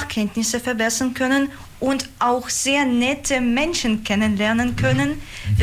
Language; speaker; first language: German; non-native, fluent; Russian